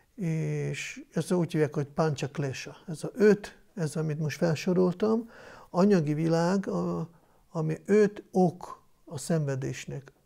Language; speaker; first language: Hungarian; non-native, fluent; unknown